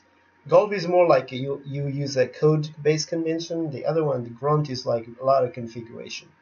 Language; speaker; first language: English; non-native, fluent; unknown